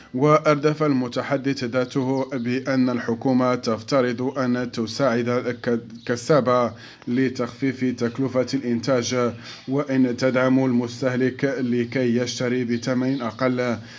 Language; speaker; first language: Arabic; native; Arabic